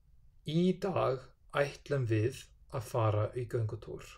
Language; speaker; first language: Icelandic; non-native, fluent; English